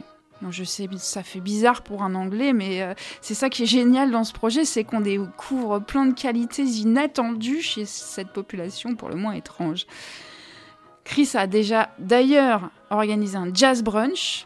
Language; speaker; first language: French; native; French